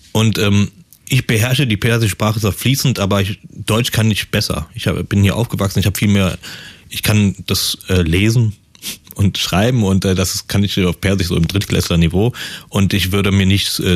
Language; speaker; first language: German; early bilingual, other home language; Persian